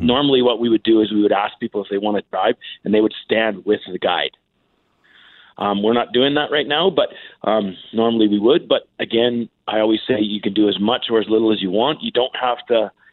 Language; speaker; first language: English; native; English